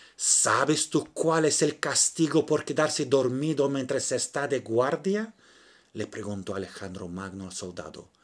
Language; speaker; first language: Spanish; non-native, fluent; Romanian